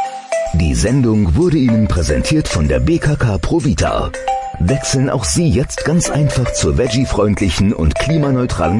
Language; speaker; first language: German; native; German